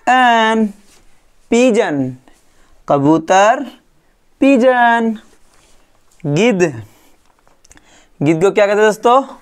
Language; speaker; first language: Hindi; native; Hindi